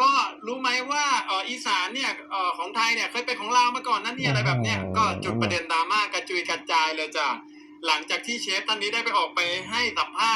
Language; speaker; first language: Thai; native; Thai